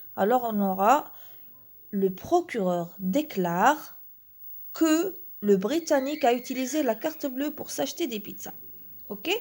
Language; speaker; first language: French; non-native, local second language; Arabic